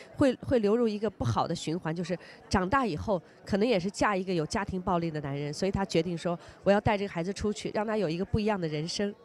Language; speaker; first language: Chinese; native; Chinese